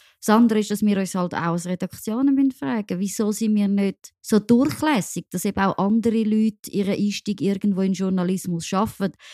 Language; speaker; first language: German; non-native, local second language; French